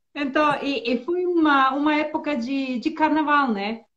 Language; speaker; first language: Portuguese; non-native, learner; Bosnian